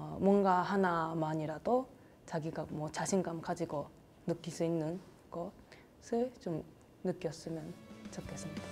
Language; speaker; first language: Korean; early bilingual, heritage; Japanese